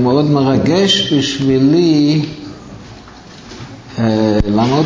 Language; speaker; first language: Hebrew; non-native, fluent; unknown